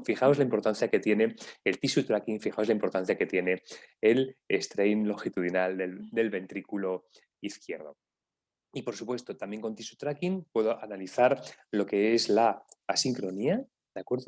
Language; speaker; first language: Spanish; native; Spanish